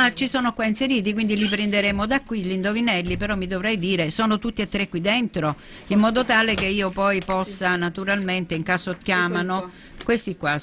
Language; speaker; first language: Italian; native; Italian